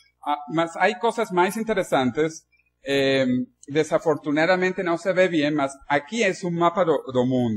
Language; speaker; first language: Spanish; non-native, learner; Portuguese